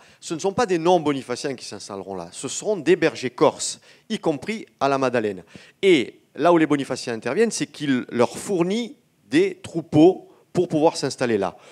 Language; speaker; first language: French; native; French